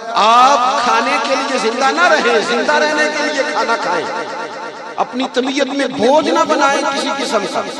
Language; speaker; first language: Urdu; non-native, local second language; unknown